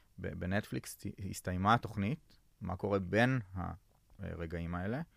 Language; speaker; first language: Hebrew; native; Hebrew